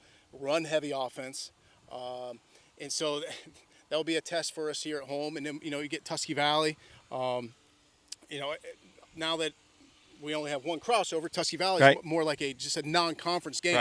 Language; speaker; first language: English; native; English